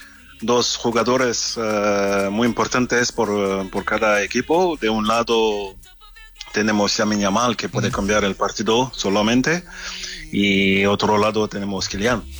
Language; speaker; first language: Spanish; non-native, fluent; French